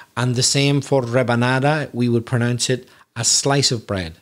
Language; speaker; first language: English; native; English